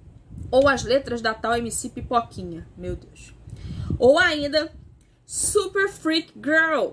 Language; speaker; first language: Portuguese; native; Portuguese